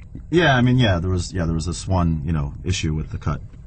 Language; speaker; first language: English; early bilingual, other home language; Russian